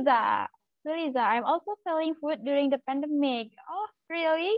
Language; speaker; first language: English; non-native, learner; Malay